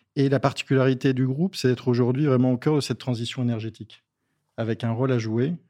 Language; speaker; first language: French; native; French